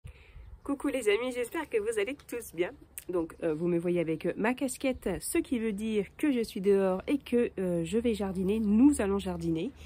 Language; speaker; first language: French; native; French